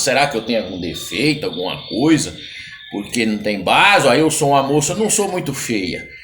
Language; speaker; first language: Portuguese; native; Portuguese